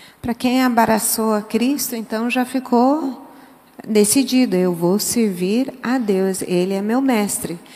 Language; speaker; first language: Portuguese; early bilingual, other home language; English